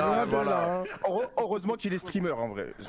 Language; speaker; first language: French; native; French